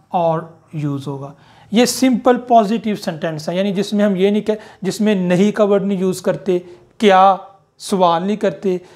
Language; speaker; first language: Urdu; native; Urdu